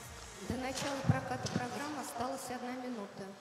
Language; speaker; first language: Russian; native; Russian